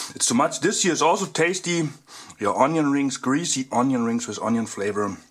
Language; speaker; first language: English; non-native, fluent; German